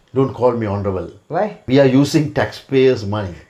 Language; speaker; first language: English; non-native, local second language; Sinhala